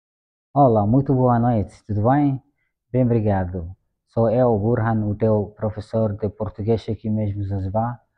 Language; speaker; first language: Portuguese; non-native, fluent; Swahili